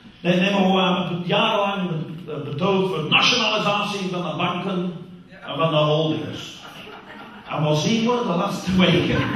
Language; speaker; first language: Dutch; non-native, fluent; English